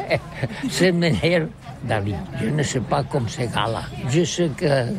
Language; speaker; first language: French; non-native, learner; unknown